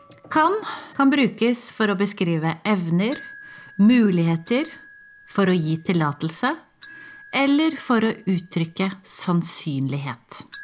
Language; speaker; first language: Norwegian; native; Norwegian